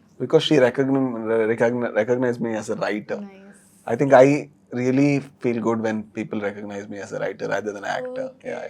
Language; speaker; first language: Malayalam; non-native, learner; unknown